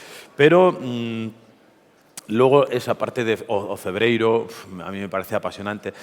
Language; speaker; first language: Spanish; native; Spanish